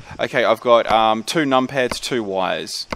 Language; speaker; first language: English; native; English